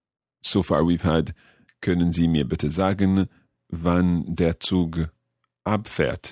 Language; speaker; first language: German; non-native, learner; English